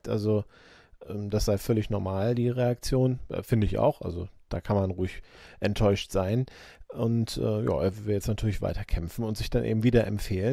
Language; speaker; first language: German; native; German